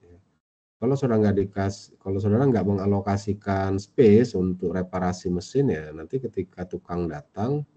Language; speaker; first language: Indonesian; native; Indonesian